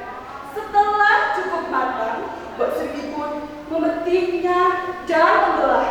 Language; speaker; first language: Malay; non-native, local second language; Javanese